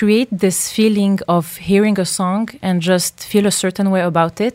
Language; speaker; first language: English; non-native, fluent; French